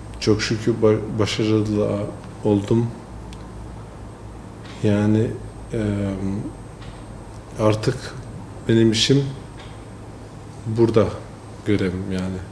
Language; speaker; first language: Turkish; early bilingual, heritage; French